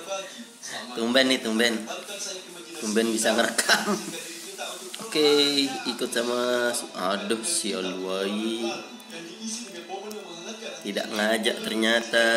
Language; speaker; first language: Indonesian; native; Indonesian